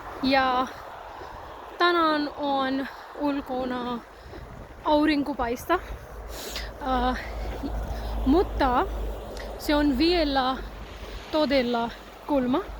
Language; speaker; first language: Finnish; non-native, learner; Punjabi